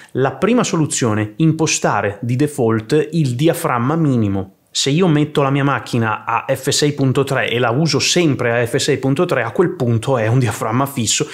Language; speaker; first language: Italian; native; Italian